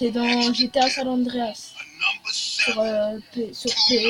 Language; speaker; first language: French; native; French